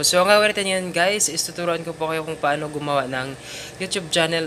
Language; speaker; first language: Filipino; non-native, local second language; Cebuano